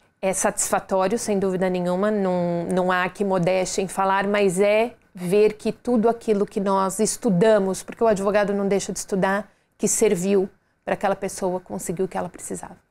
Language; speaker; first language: Portuguese; native; Portuguese